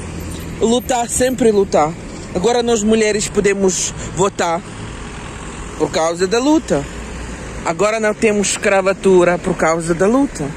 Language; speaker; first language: Portuguese; non-native, learner; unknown